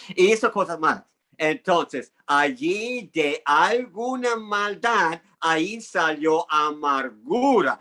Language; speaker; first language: Spanish; non-native, fluent; English